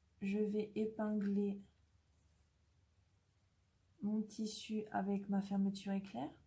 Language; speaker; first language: French; native; French